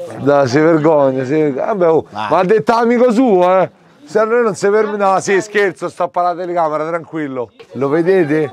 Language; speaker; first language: Italian; native; Italian